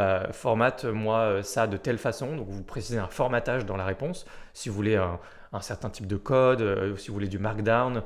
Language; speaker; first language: French; native; French